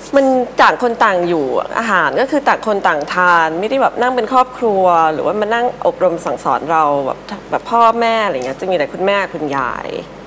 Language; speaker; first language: Thai; early bilingual, heritage; Thai